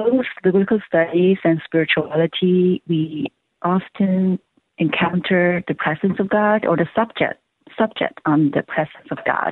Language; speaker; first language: English; non-native, local second language; Cantonese